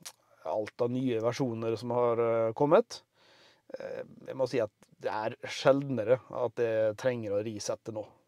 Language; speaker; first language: Norwegian; native; Norwegian